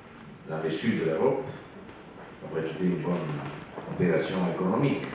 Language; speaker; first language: French; non-native, fluent; Italian